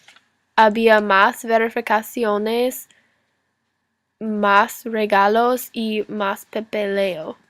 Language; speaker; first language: Spanish; non-native, learner; English